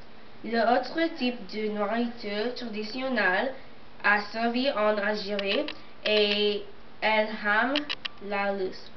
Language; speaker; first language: French; non-native, learner; English